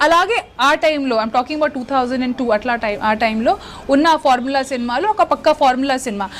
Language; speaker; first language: Telugu; non-native, local second language; Hindi